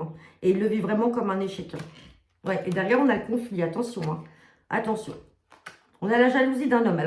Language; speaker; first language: French; native; French